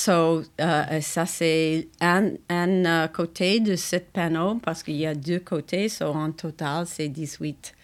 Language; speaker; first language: French; non-native, fluent; English